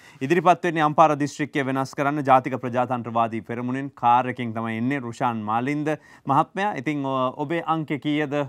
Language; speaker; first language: Sinhala; native; Sinhala